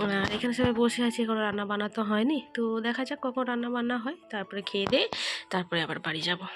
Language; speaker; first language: Bangla; non-native, local second language; Santali